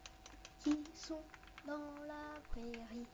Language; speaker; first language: French; native; French